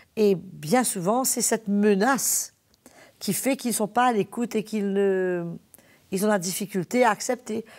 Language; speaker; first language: French; native; French